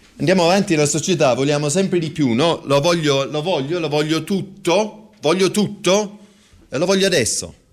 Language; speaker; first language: Italian; non-native, fluent; English